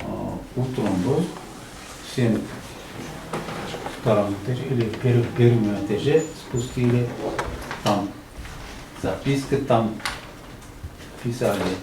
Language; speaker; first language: Russian; non-native, learner; Uzbek